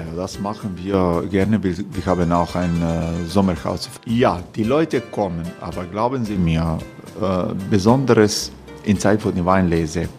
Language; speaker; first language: German; non-native, learner; Croatian